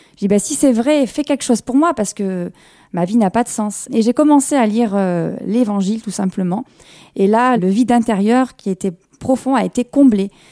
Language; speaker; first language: French; early bilingual, other home language; Kabyle